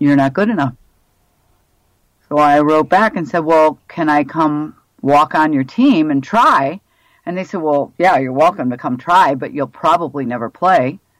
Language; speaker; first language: English; native; English